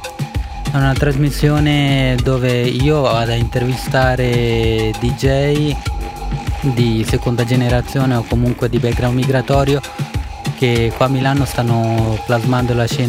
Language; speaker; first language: Italian; early bilingual, other home language; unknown